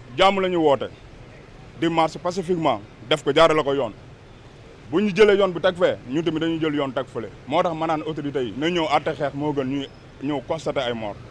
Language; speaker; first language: Wolof; native; Wolof